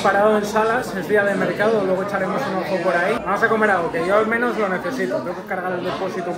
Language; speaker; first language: Spanish; native; Spanish